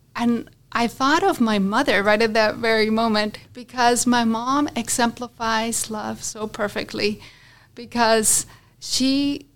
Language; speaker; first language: English; non-native, fluent; Spanish